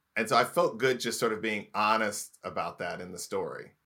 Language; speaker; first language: English; native; English